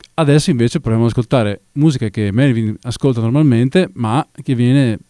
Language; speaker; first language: Italian; native; Italian